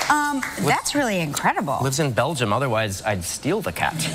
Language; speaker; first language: English; native; English